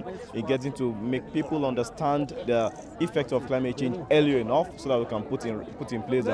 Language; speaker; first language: English; non-native, local second language; Yoruba